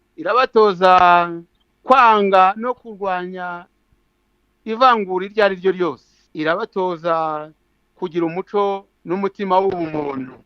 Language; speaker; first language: Kinyarwanda; native; Kinyarwanda